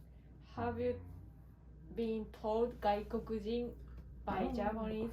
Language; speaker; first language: English; non-native, learner; Japanese